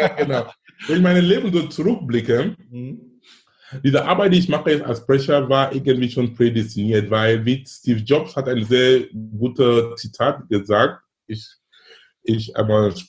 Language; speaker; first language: German; non-native, fluent; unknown